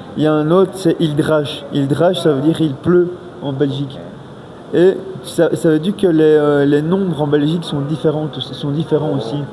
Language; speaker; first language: French; native; French